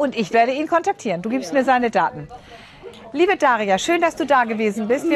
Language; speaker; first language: German; native; German